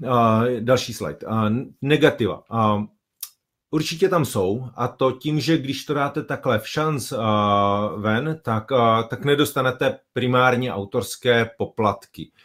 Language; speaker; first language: Czech; native; Czech